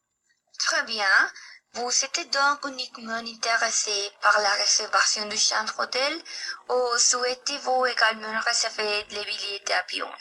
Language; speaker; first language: French; non-native, learner; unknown